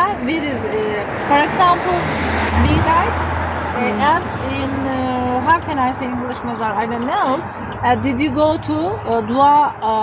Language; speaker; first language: English; non-native, learner; Turkish